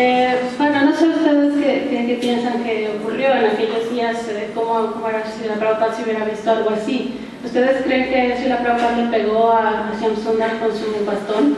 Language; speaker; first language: Spanish; native; Spanish